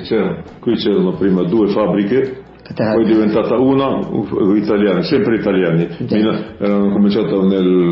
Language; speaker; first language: Italian; early bilingual, heritage; Italian